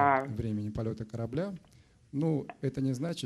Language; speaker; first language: Russian; native; Russian